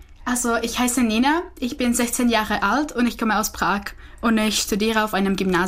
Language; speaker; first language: German; non-native, fluent; Czech